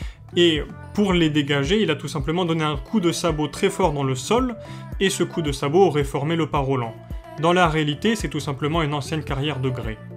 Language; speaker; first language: French; native; French